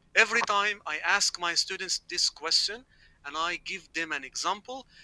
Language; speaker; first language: English; non-native, fluent; Arabic